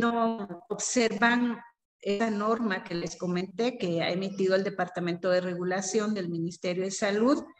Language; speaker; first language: Spanish; native; Spanish